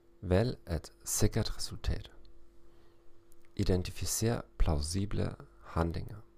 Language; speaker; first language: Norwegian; non-native, learner; German